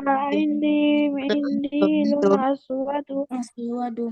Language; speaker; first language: Arabic; non-native, learner; Bangla